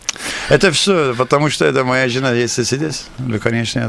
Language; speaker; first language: Russian; non-native, learner; Turkish